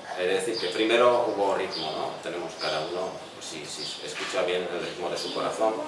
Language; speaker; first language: Spanish; non-native, fluent; Czech